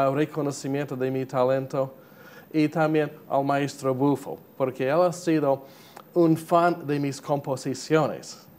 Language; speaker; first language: Spanish; non-native, fluent; English